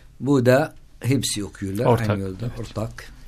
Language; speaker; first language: Turkish; non-native, learner; Arabic